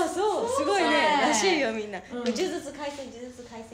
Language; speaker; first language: Japanese; native; Japanese